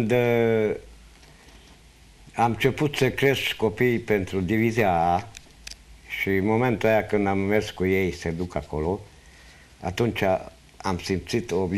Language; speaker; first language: Romanian; non-native, local second language; Hungarian